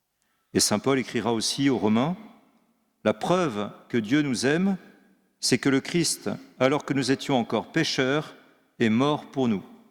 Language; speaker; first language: French; native; French